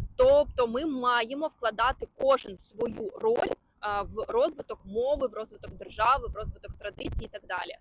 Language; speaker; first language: Ukrainian; non-native, local second language; Russian